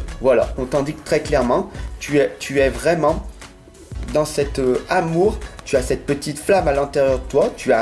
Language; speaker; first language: French; native; French